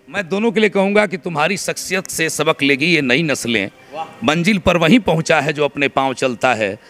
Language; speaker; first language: Hindi; native; Hindi